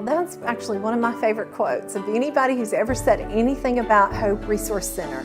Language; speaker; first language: English; native; English